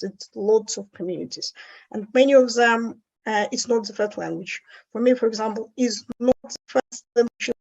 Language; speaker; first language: English; non-native, fluent; Russian